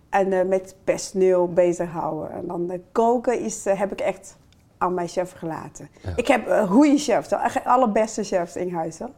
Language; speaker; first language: Dutch; non-native, fluent; Chinese